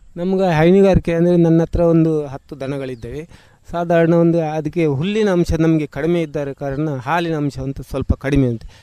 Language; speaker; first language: Kannada; native; Kannada